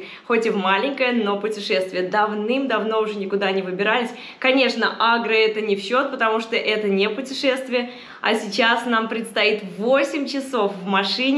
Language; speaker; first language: Russian; native; Russian